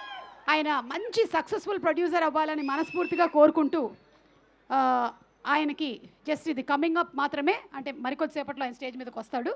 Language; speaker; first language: Telugu; native; Telugu